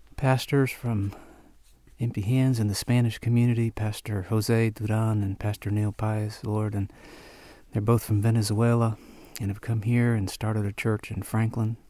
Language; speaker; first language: English; native; English